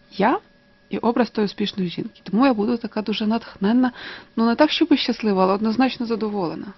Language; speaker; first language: Ukrainian; native; Ukrainian